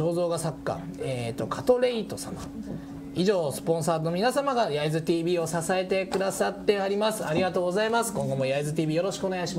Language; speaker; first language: Japanese; native; Japanese